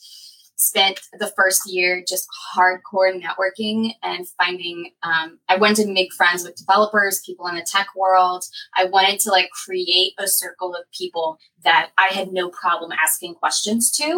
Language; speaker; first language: English; native; English